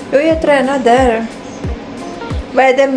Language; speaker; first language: Swedish; non-native, learner; Filipino